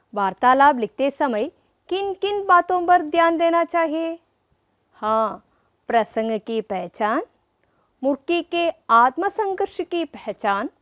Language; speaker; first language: Hindi; non-native, local second language; Malayalam